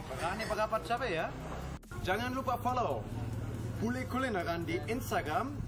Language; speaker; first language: Indonesian; non-native, fluent; German